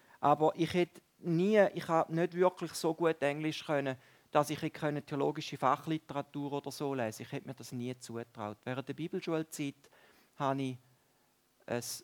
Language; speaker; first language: German; native; German